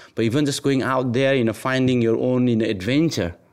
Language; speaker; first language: English; non-native, local second language; Nepali